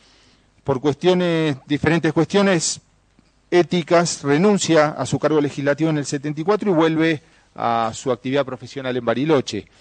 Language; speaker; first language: Spanish; native; Spanish